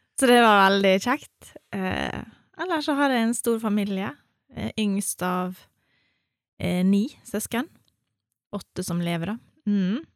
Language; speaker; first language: Norwegian; native; Norwegian